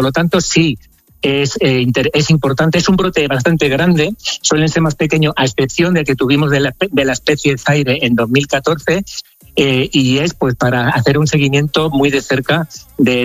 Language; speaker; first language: Spanish; native; Spanish